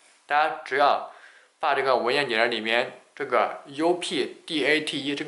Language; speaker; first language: Chinese; native; Chinese